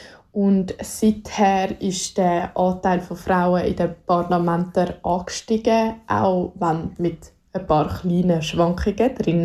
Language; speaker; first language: German; native; German